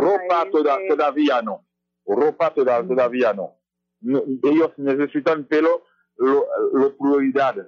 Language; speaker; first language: Spanish; non-native, fluent; Haitian Creole